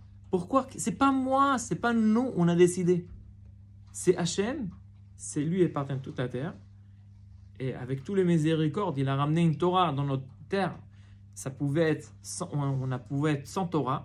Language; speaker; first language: French; non-native, fluent; Hebrew